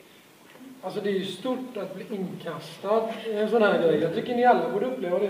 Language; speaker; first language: Swedish; native; Swedish